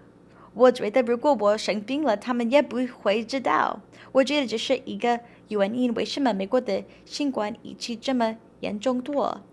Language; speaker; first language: Chinese; non-native, learner; English